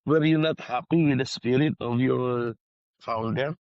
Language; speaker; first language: English; non-native, local second language; Filipino